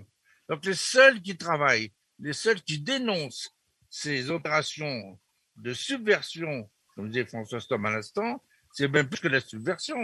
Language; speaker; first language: French; native; French